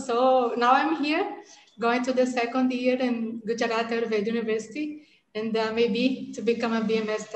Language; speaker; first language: English; non-native, fluent; Portuguese